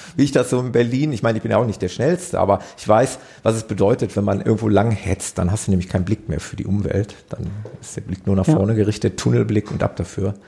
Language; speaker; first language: German; native; German